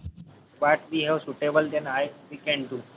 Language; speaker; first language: English; non-native, learner; Hindi